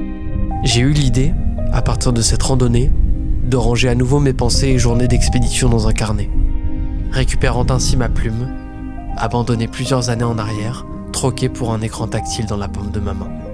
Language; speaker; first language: French; native; French